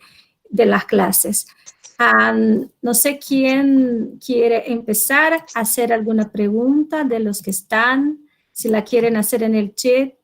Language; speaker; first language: Spanish; non-native, fluent; Portuguese